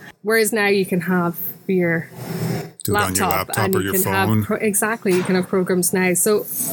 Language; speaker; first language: English; native; English